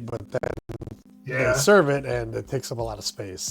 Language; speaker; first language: English; native; English